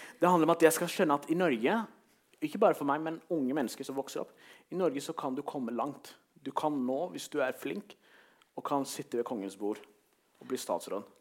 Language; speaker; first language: Norwegian; early bilingual, other home language; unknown